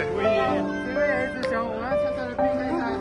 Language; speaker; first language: Chinese; native; Chinese